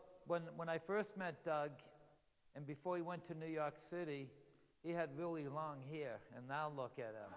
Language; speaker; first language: English; native; English